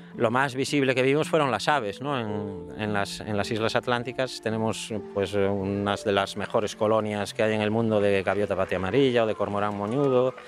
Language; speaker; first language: Spanish; native; Spanish